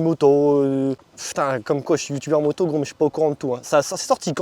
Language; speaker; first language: French; native; French